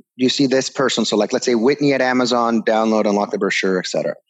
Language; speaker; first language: English; early bilingual, other home language; Spanish